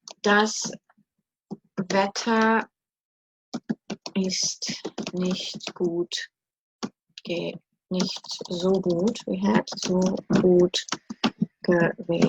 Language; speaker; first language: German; non-native, fluent; English